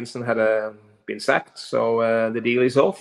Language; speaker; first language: English; non-native, fluent; Norwegian